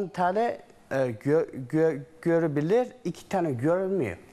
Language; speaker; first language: Turkish; non-native, learner; Chinese